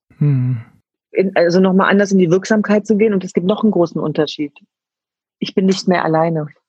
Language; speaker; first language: German; early bilingual, other home language; Kurdish